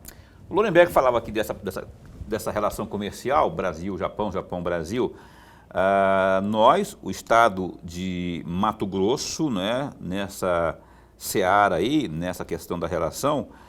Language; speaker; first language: Portuguese; native; Portuguese